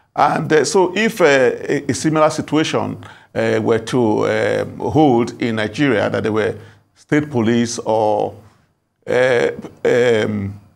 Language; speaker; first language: English; non-native, local second language; Igbo